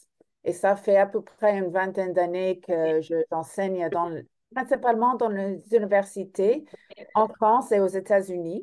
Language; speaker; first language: French; non-native, fluent; English